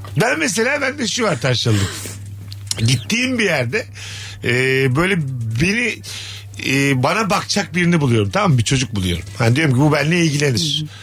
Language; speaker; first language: Turkish; native; Turkish